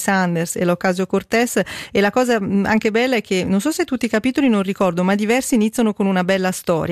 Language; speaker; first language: Italian; native; Italian